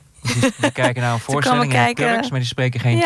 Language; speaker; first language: Dutch; native; Dutch